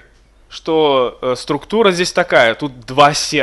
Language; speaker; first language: Russian; native; Russian